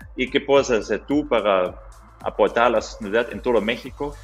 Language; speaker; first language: Spanish; non-native, fluent; German